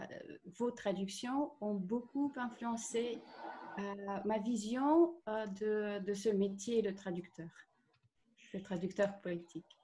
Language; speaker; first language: French; non-native, fluent; Russian